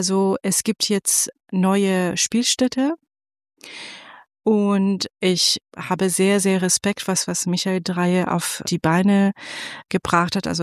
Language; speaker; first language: German; non-native, fluent; Persian